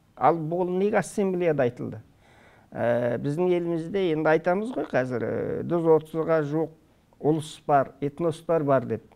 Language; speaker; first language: Kazakh; early bilingual, heritage; Kazakh